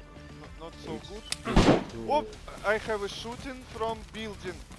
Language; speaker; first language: English; non-native, learner; Russian